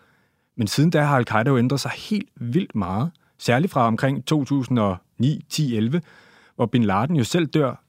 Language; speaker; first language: Danish; native; Danish